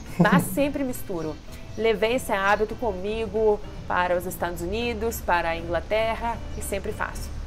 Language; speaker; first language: Portuguese; non-native, fluent; Russian